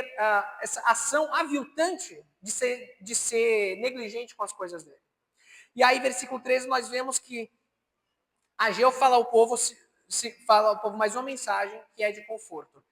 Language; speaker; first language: Portuguese; native; Portuguese